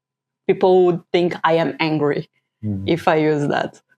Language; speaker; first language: English; non-native, fluent; Portuguese